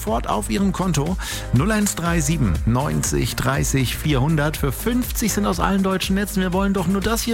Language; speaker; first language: German; native; German